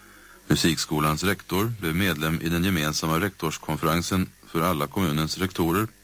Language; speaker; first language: Swedish; native; Swedish